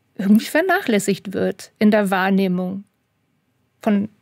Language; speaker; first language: German; native; German